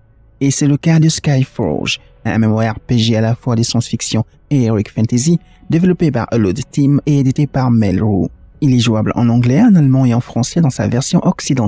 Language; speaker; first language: French; native; French